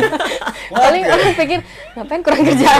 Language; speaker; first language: Indonesian; native; Indonesian